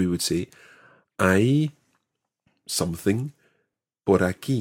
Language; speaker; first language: English; native; English